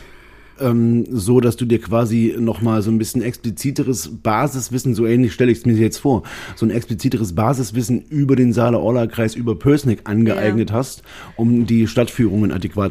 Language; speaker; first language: German; native; German